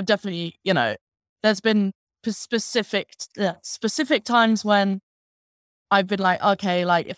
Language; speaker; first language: English; native; English